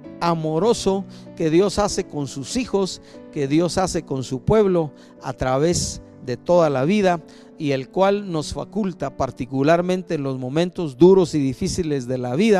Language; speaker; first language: Spanish; native; Spanish